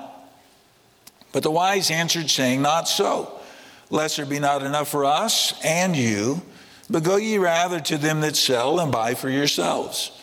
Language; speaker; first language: English; native; English